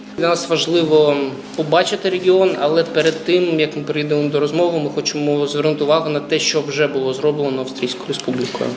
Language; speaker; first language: Ukrainian; non-native, fluent; German